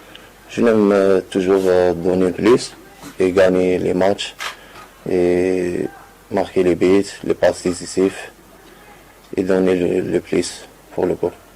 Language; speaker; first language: French; non-native, learner; Arabic